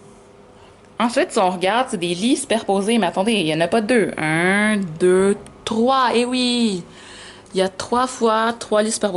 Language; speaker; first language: French; native; French